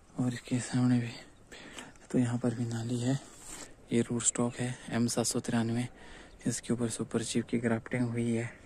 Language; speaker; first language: Hindi; native; Hindi